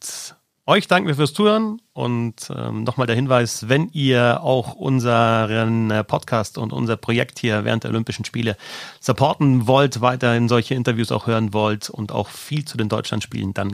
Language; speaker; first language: German; native; German